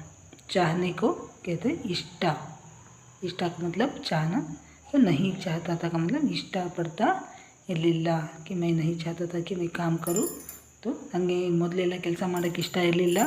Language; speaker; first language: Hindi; non-native, local second language; Kannada